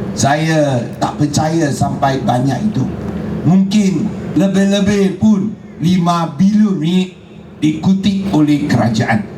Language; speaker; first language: Malay; non-native, local second language; Chinese